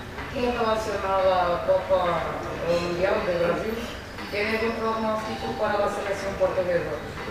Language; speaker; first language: Spanish; non-native, learner; Portuguese